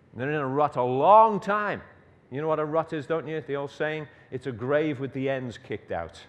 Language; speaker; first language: English; native; English